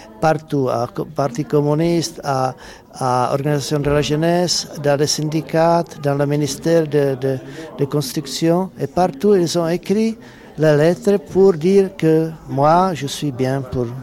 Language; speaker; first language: French; non-native, learner; Czech